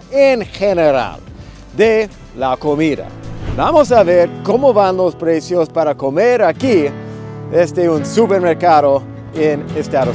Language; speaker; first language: Spanish; non-native, fluent; English